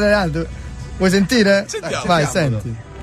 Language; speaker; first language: Italian; native; Italian